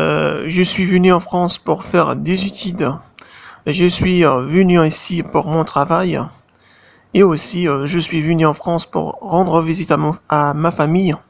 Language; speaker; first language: French; non-native, fluent; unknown